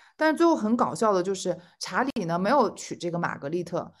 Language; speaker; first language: Chinese; native; Chinese